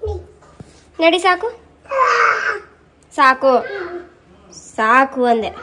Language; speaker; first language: Kannada; native; Kannada